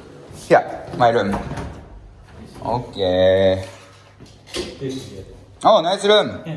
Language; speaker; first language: English; non-native, learner; Japanese